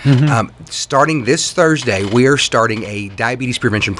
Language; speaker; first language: English; native; English